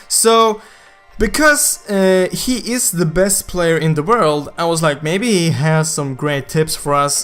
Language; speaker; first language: English; non-native, fluent; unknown